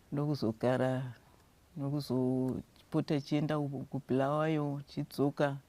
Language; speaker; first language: Shona; non-native, local second language; North Ndebele